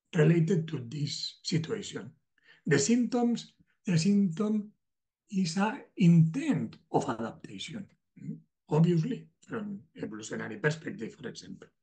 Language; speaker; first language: English; non-native, learner; Spanish